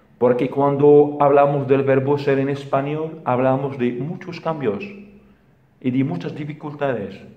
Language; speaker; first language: Spanish; non-native, fluent; Arabic